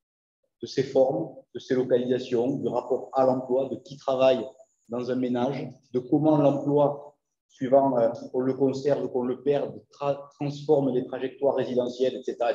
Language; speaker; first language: French; native; French